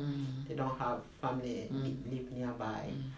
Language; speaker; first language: English; non-native, local second language; Akan